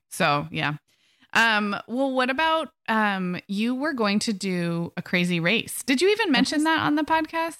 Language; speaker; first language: English; native; English